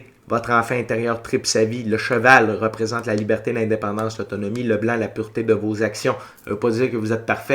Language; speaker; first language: French; native; French